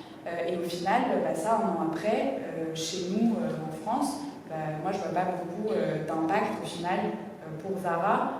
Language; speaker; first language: French; native; French